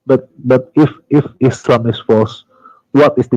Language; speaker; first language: English; non-native, learner; Indonesian